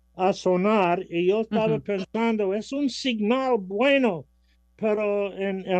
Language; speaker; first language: Spanish; non-native, learner; English